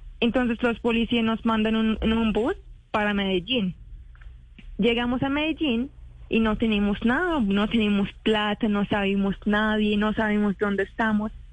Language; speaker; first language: Spanish; non-native, learner; Arabic